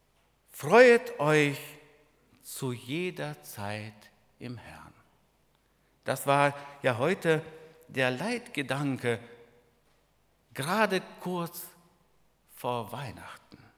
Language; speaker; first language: German; non-native, fluent; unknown